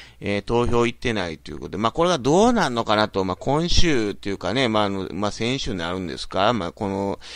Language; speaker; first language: Japanese; native; Japanese